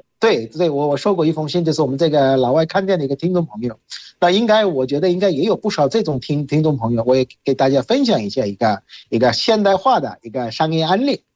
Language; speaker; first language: Chinese; non-native, fluent; Bangla